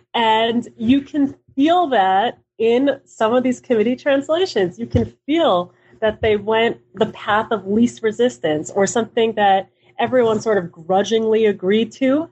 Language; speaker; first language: English; early bilingual, other home language; Hebrew